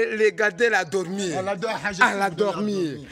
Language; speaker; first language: French; non-native, local second language; Rundi